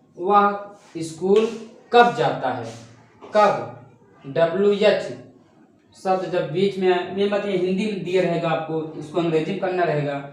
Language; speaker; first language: Hindi; native; Hindi